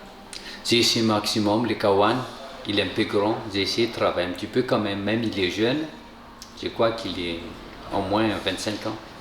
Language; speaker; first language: French; non-native, local second language; Malagasy